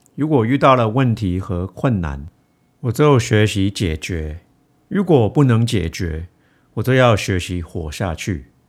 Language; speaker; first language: Chinese; non-native, fluent; English